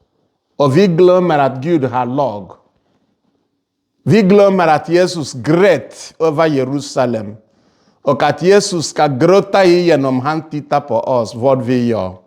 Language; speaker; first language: Swedish; non-native, fluent; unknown